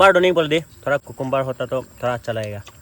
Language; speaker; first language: Hindi; non-native, local second language; Karbi